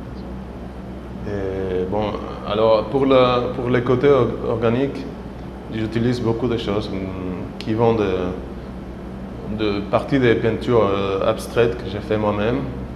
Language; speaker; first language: French; non-native, fluent; Spanish